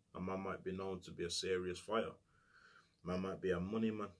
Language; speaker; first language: English; native; English